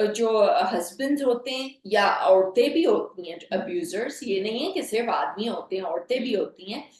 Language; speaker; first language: Urdu; native; Urdu